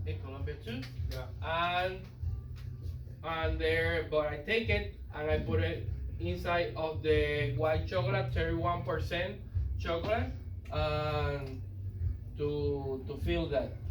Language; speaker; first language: English; non-native, learner; Spanish